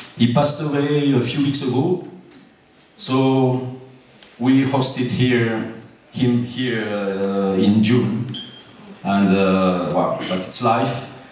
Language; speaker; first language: English; non-native, learner; Malagasy